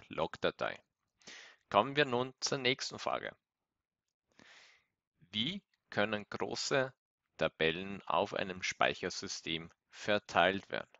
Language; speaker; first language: German; native; German